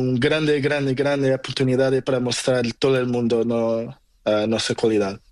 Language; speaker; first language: Spanish; non-native, learner; Portuguese